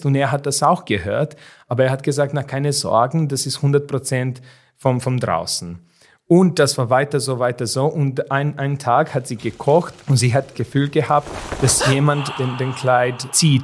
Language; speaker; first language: German; non-native, fluent; Serbian